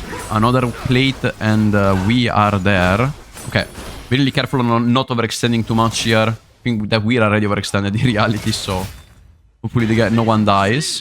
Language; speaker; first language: English; non-native, fluent; Italian